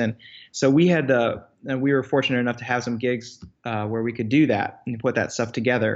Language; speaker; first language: English; native; English